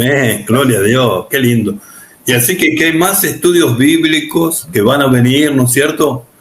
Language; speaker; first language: Spanish; non-native, fluent; Portuguese